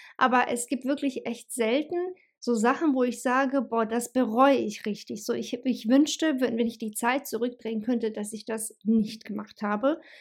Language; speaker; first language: German; early bilingual, other home language; Bosnian